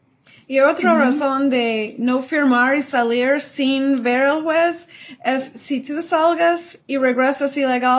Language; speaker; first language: Spanish; non-native, fluent; English